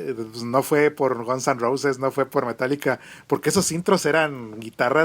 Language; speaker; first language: Spanish; native; Spanish